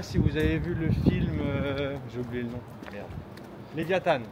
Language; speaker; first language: French; native; French